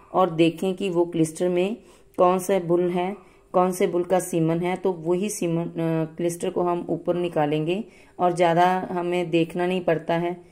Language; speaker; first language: Hindi; non-native, local second language; Punjabi